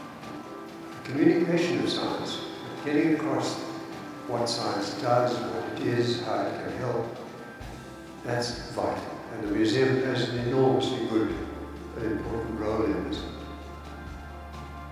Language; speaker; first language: English; native; English